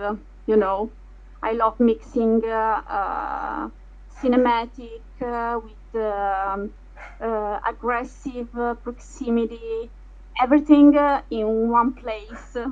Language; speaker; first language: English; non-native, fluent; Italian